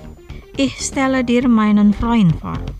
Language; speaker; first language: German; non-native, fluent; Indonesian